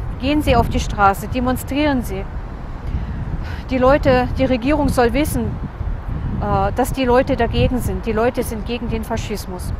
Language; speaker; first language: German; non-native, fluent; Russian